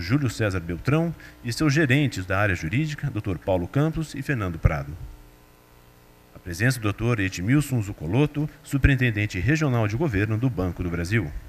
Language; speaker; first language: Portuguese; native; Portuguese